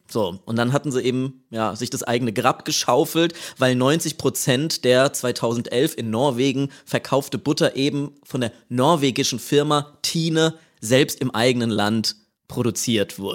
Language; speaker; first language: German; native; German